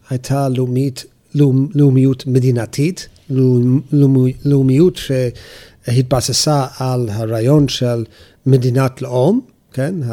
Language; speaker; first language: Hebrew; non-native, fluent; English